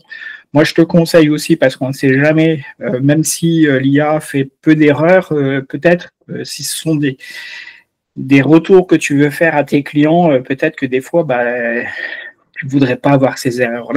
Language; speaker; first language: French; native; French